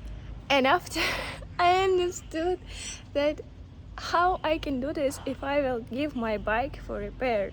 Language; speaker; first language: English; non-native, learner; Russian